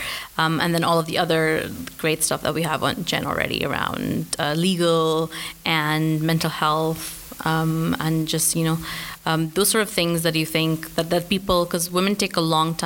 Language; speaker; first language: English; non-native, local second language; Urdu